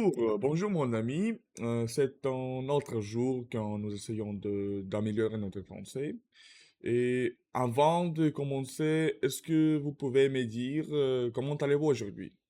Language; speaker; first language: French; non-native, learner; Russian